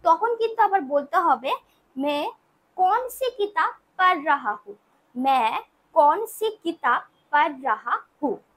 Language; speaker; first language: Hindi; non-native, local second language; Bangla